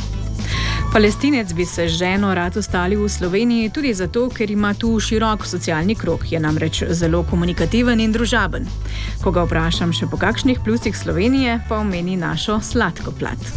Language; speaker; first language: Slovenian; native; Slovenian